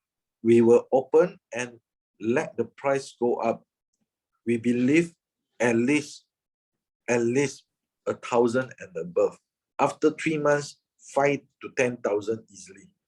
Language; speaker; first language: English; non-native, fluent; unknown